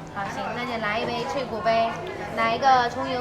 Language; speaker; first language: Chinese; native; Chinese